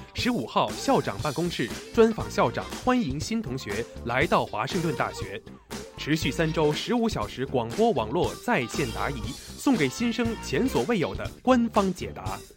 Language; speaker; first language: Chinese; native; Chinese